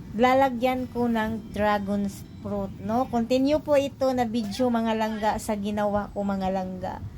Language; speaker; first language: Filipino; non-native, local second language; Cebuano